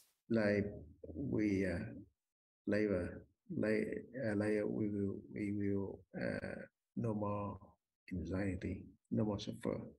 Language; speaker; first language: English; non-native, learner; Vietnamese